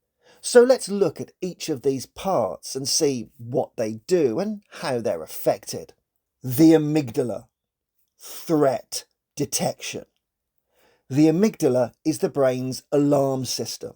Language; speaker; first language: English; native; English